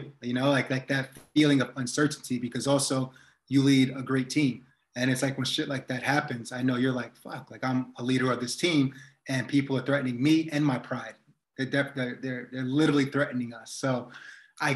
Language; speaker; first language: English; native; English